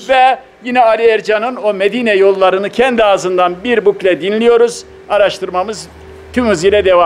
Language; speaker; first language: Turkish; native; Turkish